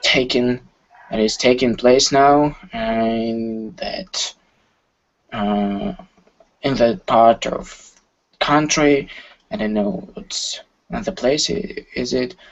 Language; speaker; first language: English; non-native, learner; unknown